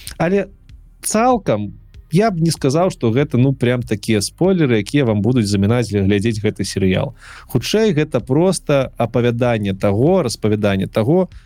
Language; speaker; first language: Belarusian; non-native, local second language; Russian